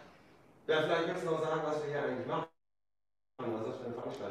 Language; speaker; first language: German; native; German